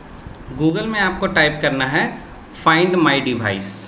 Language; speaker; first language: Hindi; native; Hindi